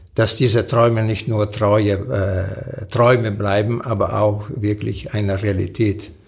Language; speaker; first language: German; early bilingual, other home language; Portuguese